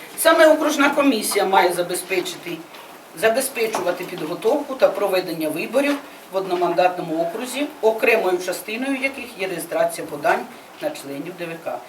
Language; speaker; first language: Ukrainian; native; Ukrainian